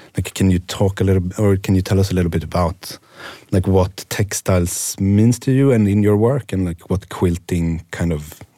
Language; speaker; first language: English; non-native, fluent; Swedish